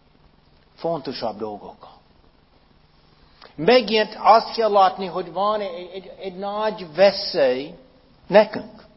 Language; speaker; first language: Hungarian; non-native, fluent; English